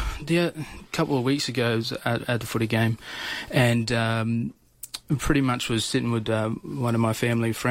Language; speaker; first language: English; native; English